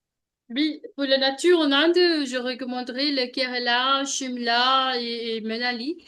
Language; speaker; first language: French; non-native, learner; Hindi